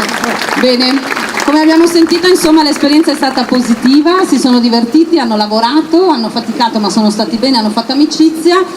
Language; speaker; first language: Italian; native; Italian